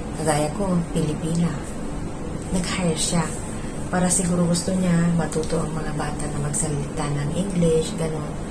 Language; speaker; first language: Filipino; non-native, local second language; Iloko